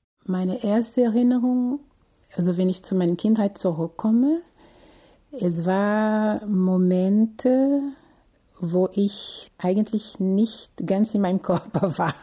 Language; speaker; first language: German; non-native, fluent; Portuguese